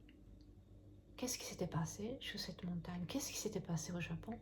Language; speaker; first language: French; non-native, fluent; Japanese